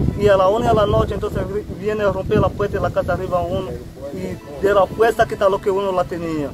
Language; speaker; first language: Spanish; non-native, learner; Haitian Creole